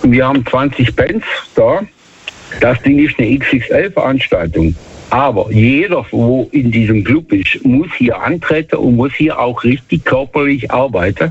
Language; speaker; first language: German; native; German